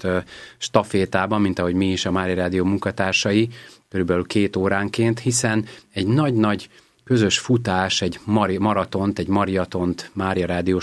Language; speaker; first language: Hungarian; native; Hungarian